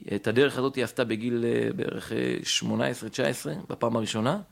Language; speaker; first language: Hebrew; native; Hebrew